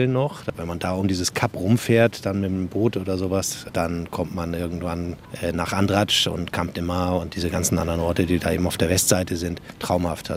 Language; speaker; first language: German; native; German